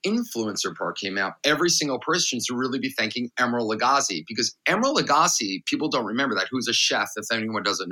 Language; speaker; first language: English; native; English